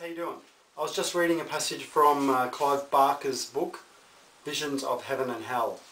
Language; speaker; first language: English; native; English